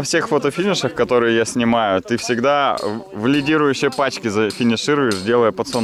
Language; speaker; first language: Russian; native; Russian